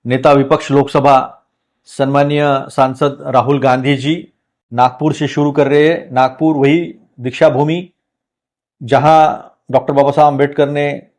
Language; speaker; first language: Hindi; non-native, local second language; Marathi